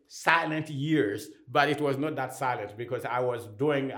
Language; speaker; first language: English; non-native, fluent; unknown